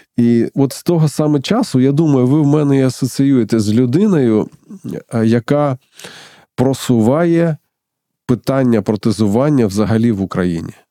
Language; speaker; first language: Ukrainian; native; Ukrainian